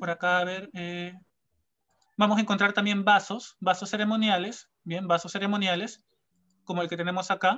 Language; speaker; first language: Spanish; native; Spanish